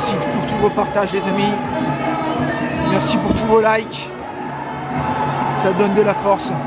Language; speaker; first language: French; native; French